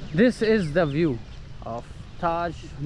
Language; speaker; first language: English; non-native, learner; Hindi